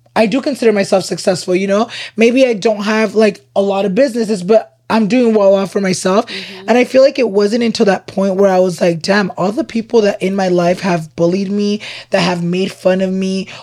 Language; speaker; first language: English; early bilingual, other home language; Spanish